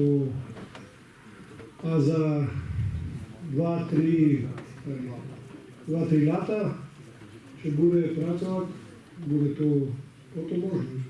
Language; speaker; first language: Slovak; non-native, learner; Slovenian